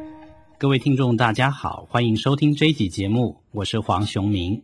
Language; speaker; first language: Chinese; native; Chinese